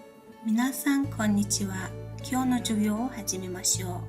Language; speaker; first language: Japanese; non-native, fluent; Mongolian